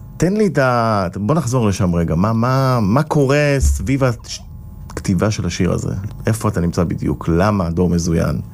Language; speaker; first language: Hebrew; native; Hebrew